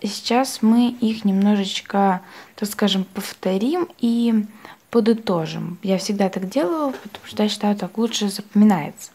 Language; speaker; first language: Russian; native; Russian